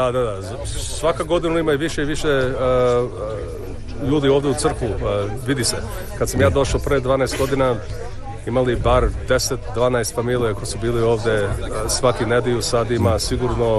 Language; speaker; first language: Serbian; early bilingual, heritage; Serbian